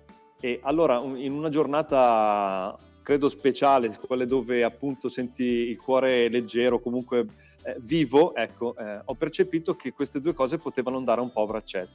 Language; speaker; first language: Italian; native; Italian